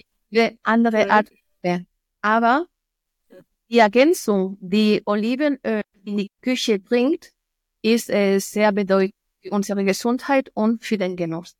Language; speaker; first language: German; non-native, fluent; Spanish